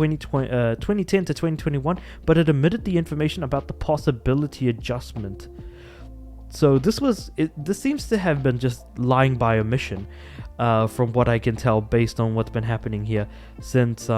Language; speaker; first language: English; native; English